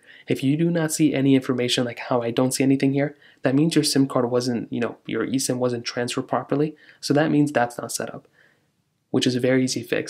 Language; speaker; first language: English; native; English